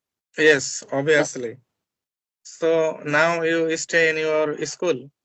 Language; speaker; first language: English; non-native, learner; Bangla